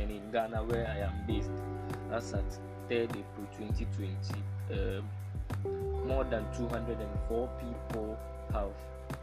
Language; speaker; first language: English; non-native, local second language; Akan